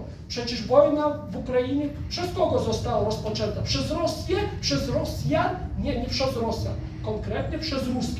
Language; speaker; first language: Polish; non-native, fluent; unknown